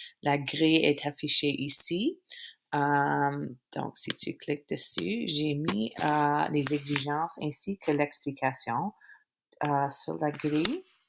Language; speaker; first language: French; native; French